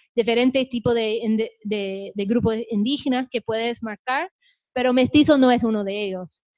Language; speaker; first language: Spanish; non-native, fluent; English